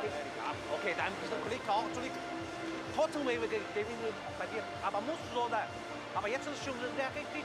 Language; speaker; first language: German; non-native, learner; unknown